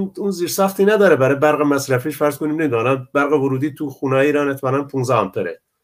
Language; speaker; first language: Persian; non-native, local second language; Central Kurdish